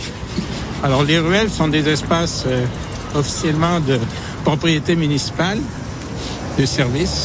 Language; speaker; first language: French; native; French